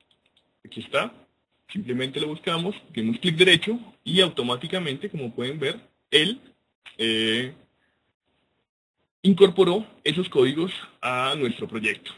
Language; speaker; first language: Spanish; native; Spanish